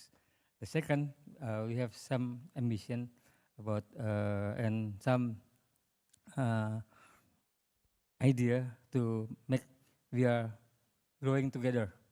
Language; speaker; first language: English; non-native, learner; Indonesian